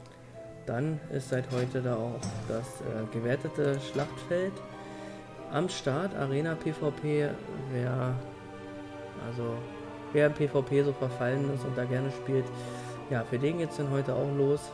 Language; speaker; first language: German; native; German